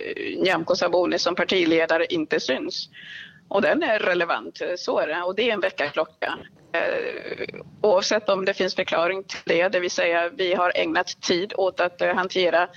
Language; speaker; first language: Swedish; early bilingual, other home language; Swahili